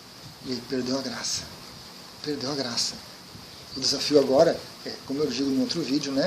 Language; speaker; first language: Portuguese; native; Portuguese